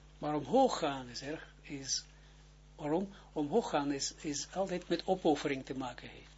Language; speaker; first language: Dutch; non-native, fluent; Hebrew